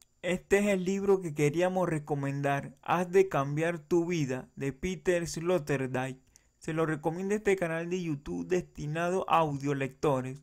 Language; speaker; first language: Spanish; native; Spanish